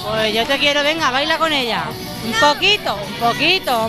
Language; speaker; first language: Spanish; native; Spanish